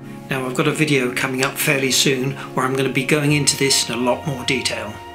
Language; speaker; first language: English; native; English